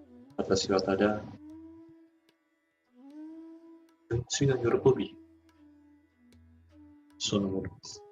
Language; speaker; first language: Japanese; non-native, fluent; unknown